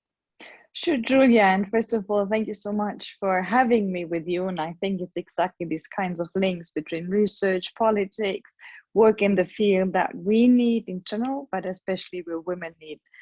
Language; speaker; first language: English; non-native, fluent; German